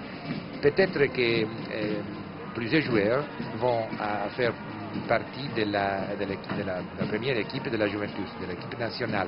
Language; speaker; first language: French; non-native, fluent; Italian